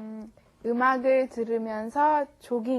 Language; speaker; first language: Korean; non-native, learner; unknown